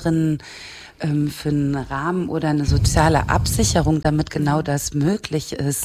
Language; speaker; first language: German; native; German